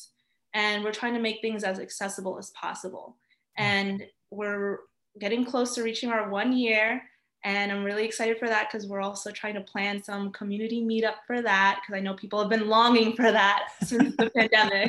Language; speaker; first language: English; early bilingual, other home language; Spanish